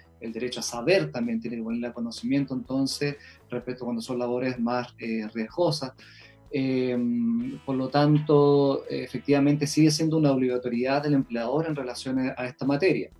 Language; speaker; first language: Spanish; native; Spanish